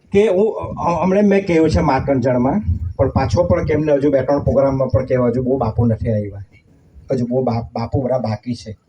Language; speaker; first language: Gujarati; non-native, local second language; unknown